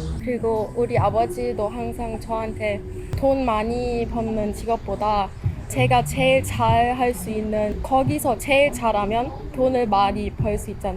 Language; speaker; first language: Korean; non-native, fluent; German